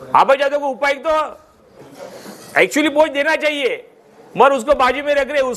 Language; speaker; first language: Hindi; non-native, local second language; Marathi